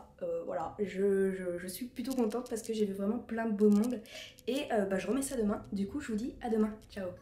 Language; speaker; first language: French; native; French